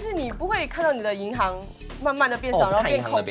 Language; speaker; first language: Chinese; native; Chinese